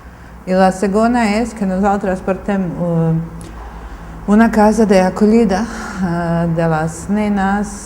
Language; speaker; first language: Catalan; non-native, fluent; Bosnian